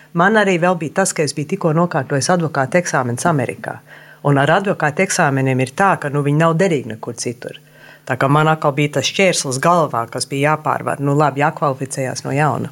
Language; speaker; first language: Latvian; early bilingual, heritage; Latvian